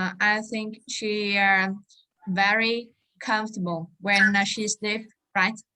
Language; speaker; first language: English; non-native, learner; Vietnamese